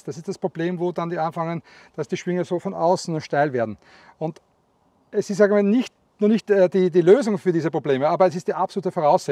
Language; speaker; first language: German; native; German